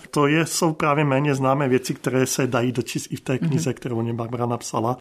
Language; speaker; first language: Czech; native; Czech